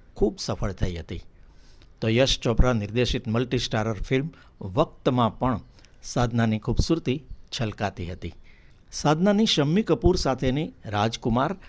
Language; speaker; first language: Gujarati; native; Gujarati